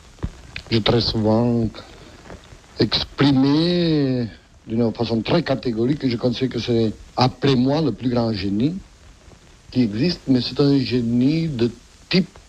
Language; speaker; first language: French; non-native, fluent; Catalan